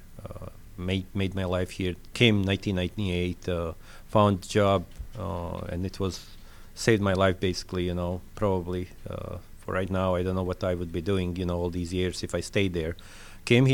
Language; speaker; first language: English; non-native, fluent; French